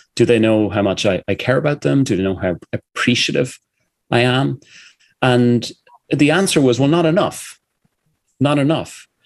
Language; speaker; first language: English; native; English